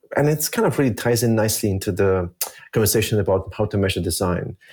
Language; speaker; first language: English; early bilingual, other home language; Russian